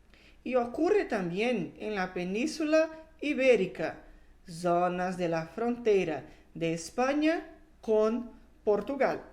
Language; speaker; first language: Spanish; non-native, fluent; Portuguese